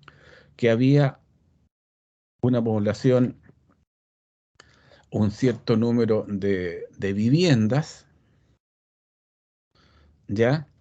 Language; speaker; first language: Spanish; native; Spanish